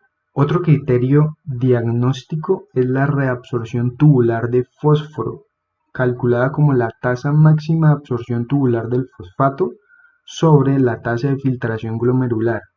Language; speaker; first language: Spanish; native; Spanish